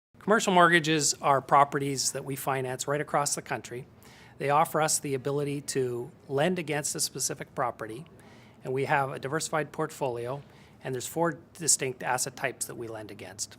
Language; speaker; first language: English; native; English